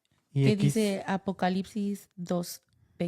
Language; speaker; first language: Spanish; early bilingual, heritage; Spanish